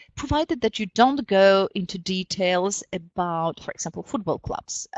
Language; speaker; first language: English; non-native, fluent; Polish